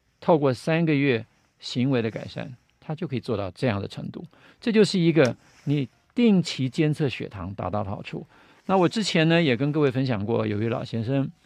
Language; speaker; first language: Chinese; native; Chinese